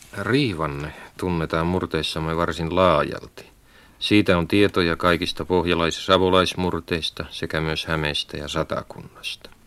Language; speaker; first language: Finnish; native; Finnish